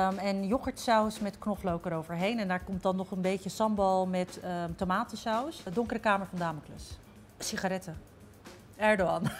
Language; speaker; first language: Dutch; early bilingual, other home language; Turkish